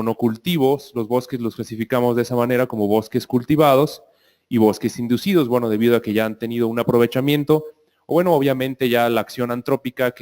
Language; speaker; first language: Spanish; native; Spanish